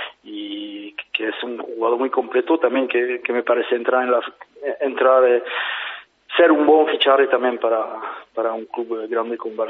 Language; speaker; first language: Spanish; non-native, fluent; French